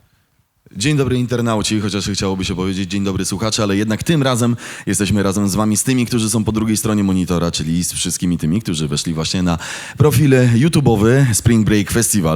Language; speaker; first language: Polish; native; Polish